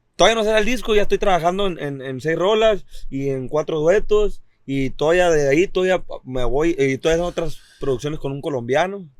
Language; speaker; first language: Spanish; native; Spanish